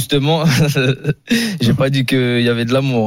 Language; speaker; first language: French; native; French